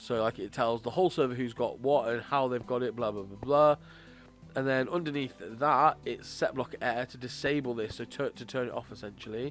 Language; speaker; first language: English; native; English